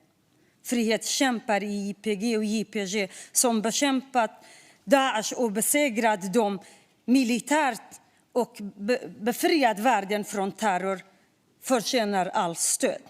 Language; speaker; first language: Swedish; non-native, fluent; Kurdish